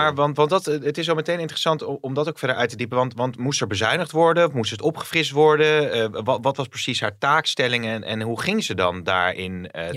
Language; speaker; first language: Dutch; native; Dutch